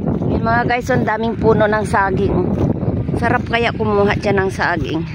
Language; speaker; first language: Filipino; native; Filipino